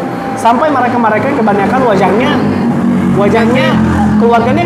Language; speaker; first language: Indonesian; non-native, fluent; Arabic